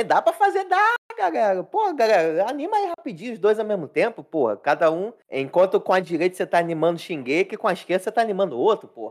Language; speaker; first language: Portuguese; native; Portuguese